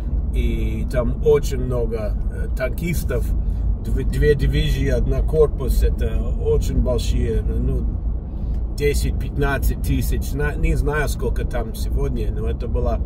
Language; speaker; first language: Russian; non-native, fluent; English